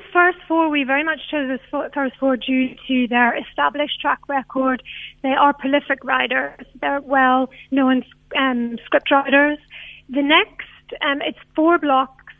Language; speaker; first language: English; native; English